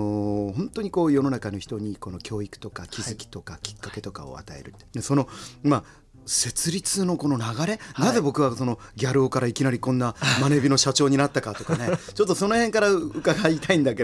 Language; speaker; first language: Japanese; native; Japanese